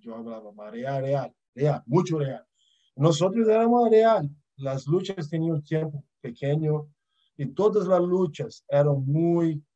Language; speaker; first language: Portuguese; early bilingual, other home language; Arabic